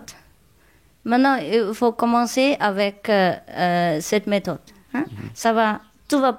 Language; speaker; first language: French; non-native, learner; Chinese